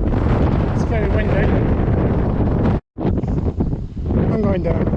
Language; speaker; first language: English; native; English